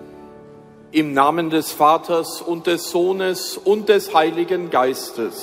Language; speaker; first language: German; native; German